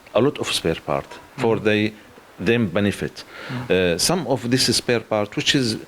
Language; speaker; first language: English; non-native, learner; Arabic